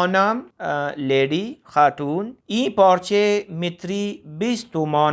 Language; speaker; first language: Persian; non-native, fluent; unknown